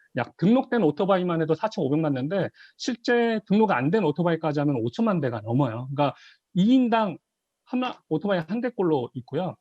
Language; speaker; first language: Korean; native; Korean